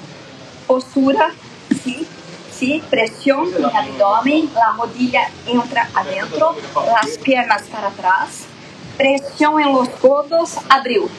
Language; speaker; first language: Spanish; non-native, learner; Portuguese